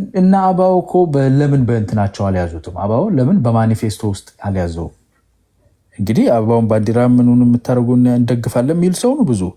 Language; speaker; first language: Amharic; non-native, local second language; Oromo